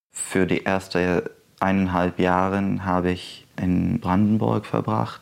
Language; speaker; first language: German; non-native, fluent; Arabic